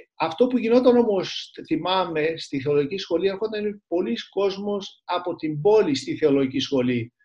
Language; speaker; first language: Greek; early bilingual, other home language; Turkish